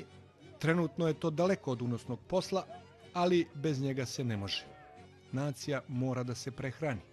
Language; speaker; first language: Bosnian; native; Bosnian